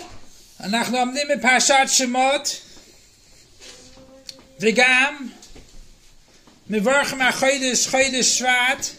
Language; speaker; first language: Hebrew; non-native, fluent; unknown